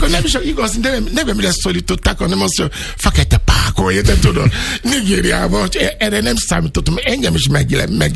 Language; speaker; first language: Hungarian; non-native, learner; Yoruba